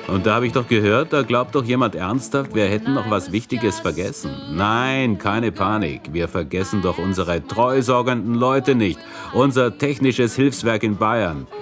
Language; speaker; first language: German; native; German